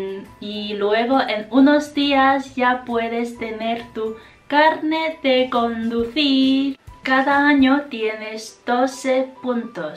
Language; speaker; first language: Spanish; non-native, fluent; Chinese